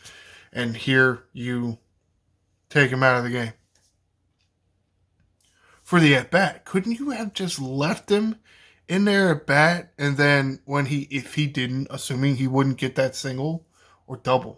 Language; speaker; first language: English; native; English